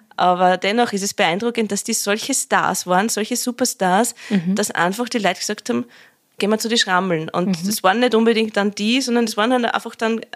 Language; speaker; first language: German; native; German